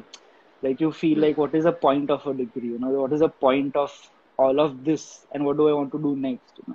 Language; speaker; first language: English; non-native, local second language; Gujarati